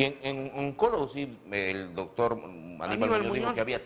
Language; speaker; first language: Spanish; native; Spanish